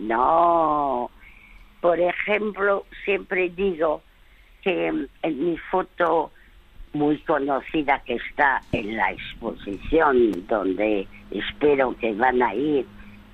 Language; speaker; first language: Spanish; early bilingual, other home language; French